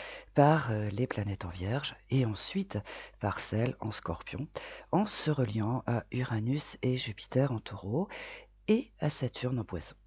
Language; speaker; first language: French; native; French